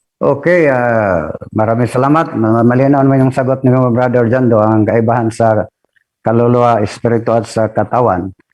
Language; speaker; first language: Filipino; non-native, local second language; Cebuano